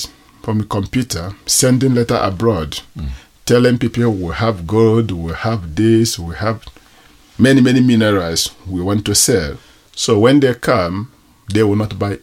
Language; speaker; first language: English; non-native, local second language; Igbo